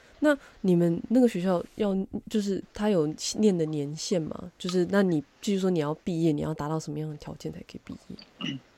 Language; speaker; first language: Chinese; native; Chinese